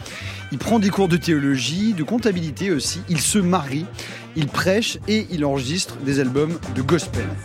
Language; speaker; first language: French; native; French